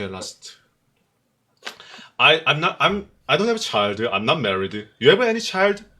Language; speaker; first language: English; non-native, learner; Korean